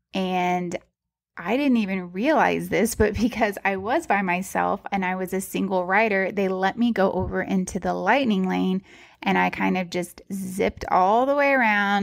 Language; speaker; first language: English; native; English